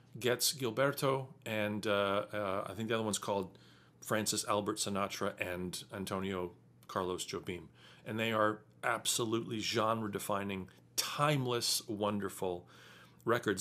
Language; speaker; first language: English; native; English